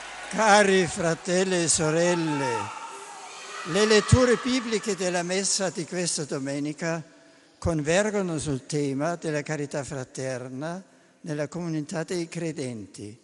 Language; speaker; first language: Italian; non-native, fluent; German